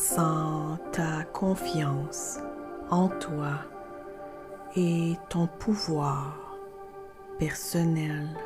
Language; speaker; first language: French; native; French